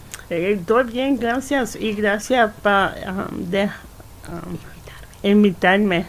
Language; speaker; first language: Spanish; early bilingual, heritage; Spanish